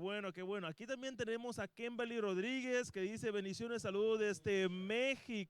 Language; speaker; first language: Spanish; native; Spanish